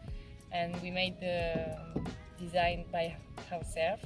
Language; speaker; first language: English; non-native, learner; French